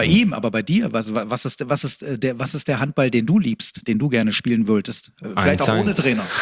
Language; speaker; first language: German; native; German